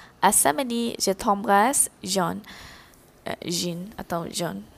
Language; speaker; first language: French; non-native, fluent; Malay